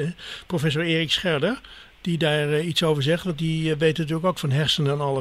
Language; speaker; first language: Dutch; native; Dutch